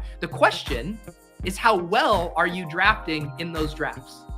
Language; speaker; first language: English; native; English